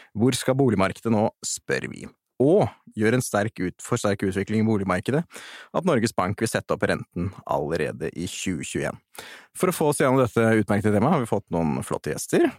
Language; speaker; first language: Norwegian; native; Norwegian